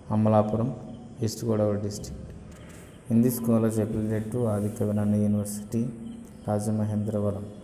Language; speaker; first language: English; non-native, local second language; Telugu